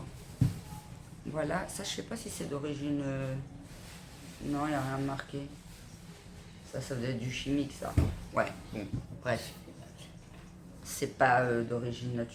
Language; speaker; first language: French; native; French